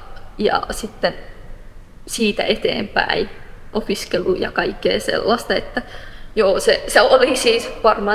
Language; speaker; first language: Finnish; non-native, fluent; Persian